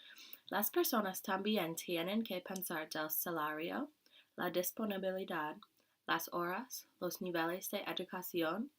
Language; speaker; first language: Spanish; non-native, learner; English